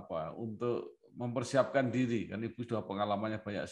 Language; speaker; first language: Indonesian; native; Indonesian